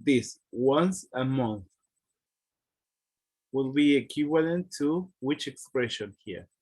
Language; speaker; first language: English; non-native, fluent; Spanish